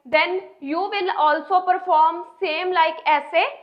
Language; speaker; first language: English; non-native, local second language; Punjabi